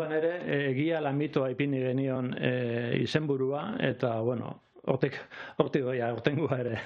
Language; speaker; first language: Basque; native; Basque